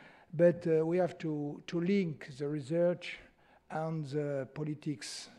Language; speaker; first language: English; non-native, learner; French